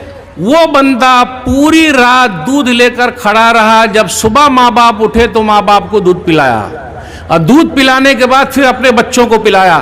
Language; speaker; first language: Hindi; native; Hindi